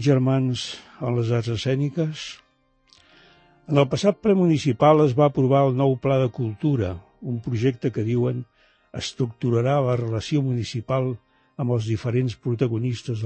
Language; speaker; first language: Catalan; native; Catalan